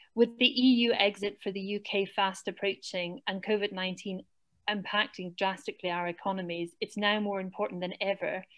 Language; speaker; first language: English; native; English